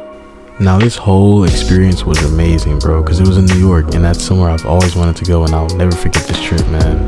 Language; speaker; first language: English; native; English